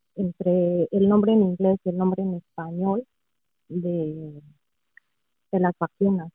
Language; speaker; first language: Spanish; native; Spanish